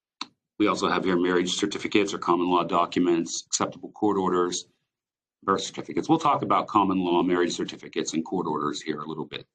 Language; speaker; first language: English; native; English